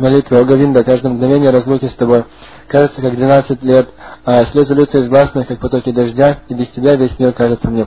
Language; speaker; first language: Russian; native; Russian